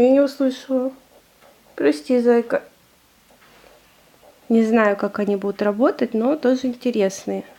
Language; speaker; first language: Russian; native; Russian